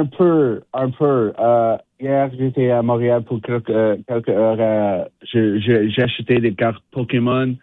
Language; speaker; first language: French; non-native, local second language; English